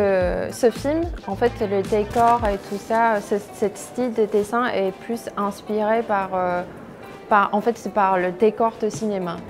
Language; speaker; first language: French; non-native, fluent; Chinese